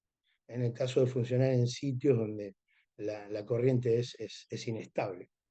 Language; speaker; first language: Spanish; native; Spanish